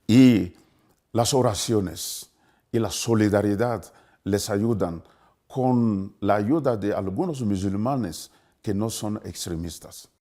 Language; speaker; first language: Spanish; non-native, fluent; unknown